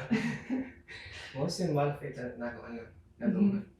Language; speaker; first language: Russian; non-native, learner; Turkmen